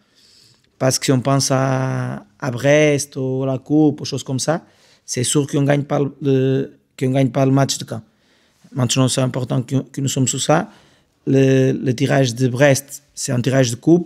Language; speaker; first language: French; non-native, fluent; Portuguese